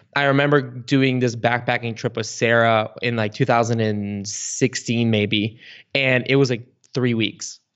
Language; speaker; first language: English; early bilingual, other home language; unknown